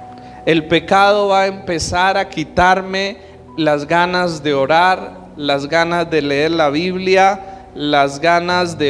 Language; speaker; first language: Spanish; native; Spanish